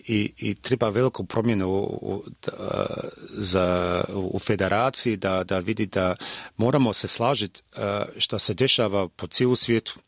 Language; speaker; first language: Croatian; early bilingual, heritage; Croatian